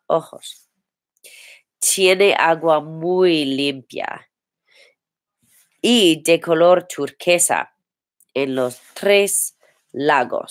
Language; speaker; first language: Spanish; non-native, learner; English